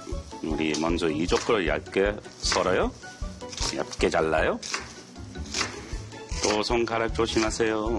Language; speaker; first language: Korean; non-native, learner; English